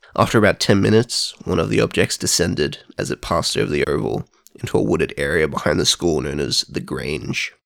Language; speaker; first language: English; native; English